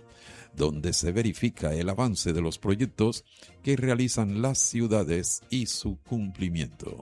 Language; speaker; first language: Spanish; native; Spanish